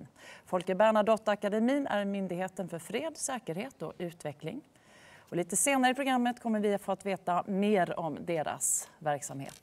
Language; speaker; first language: Swedish; native; Swedish